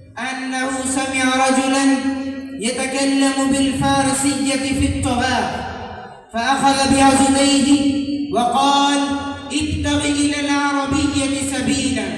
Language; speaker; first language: Arabic; non-native, learner; Urdu